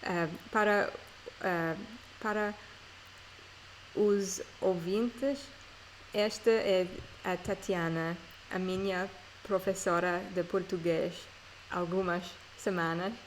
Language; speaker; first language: Portuguese; non-native, learner; English